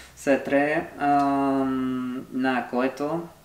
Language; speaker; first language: Bulgarian; non-native, learner; French